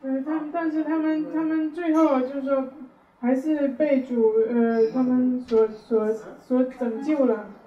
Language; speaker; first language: Chinese; native; Chinese